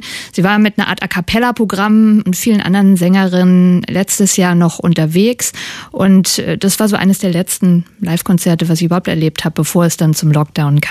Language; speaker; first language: German; native; German